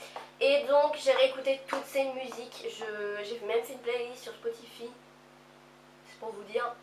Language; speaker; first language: French; native; French